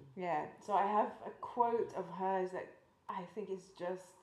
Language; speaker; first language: English; native; English